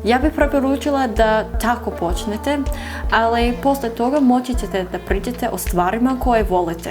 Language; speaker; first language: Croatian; non-native, learner; English